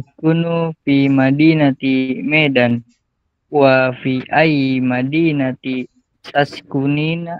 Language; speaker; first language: Arabic; non-native, learner; Malay